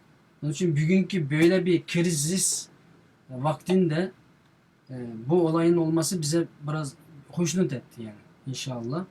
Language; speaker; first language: Turkish; non-native, fluent; Uyghur